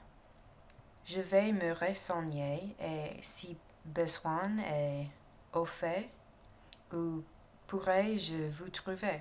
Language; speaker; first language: French; non-native, learner; English